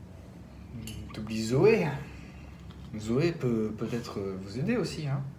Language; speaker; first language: French; native; French